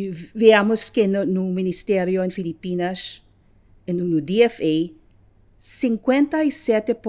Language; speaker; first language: Portuguese; non-native, fluent; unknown